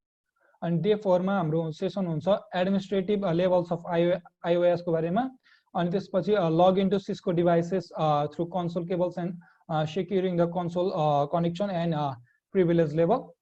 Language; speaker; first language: Nepali; native; Nepali